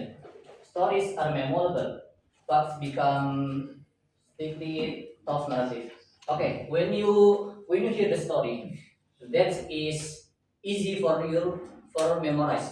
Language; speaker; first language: English; non-native, learner; Indonesian